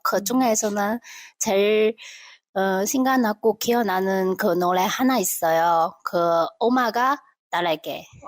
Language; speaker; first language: Korean; non-native, local second language; Chinese